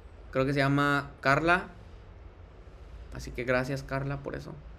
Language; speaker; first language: Spanish; early bilingual, heritage; Spanish